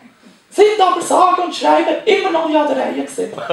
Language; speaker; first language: German; native; German